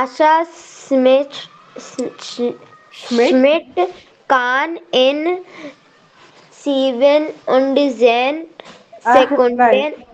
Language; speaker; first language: German; non-native, learner; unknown